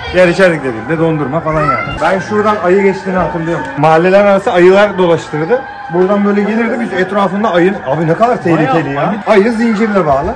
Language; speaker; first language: Turkish; native; Turkish